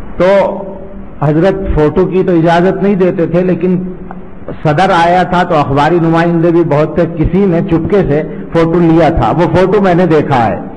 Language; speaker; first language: Urdu; native; Urdu